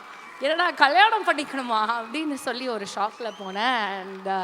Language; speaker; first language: Tamil; native; Tamil